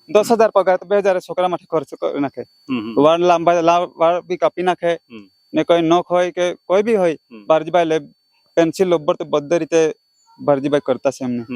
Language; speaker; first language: Gujarati; non-native, local second language; Vasavi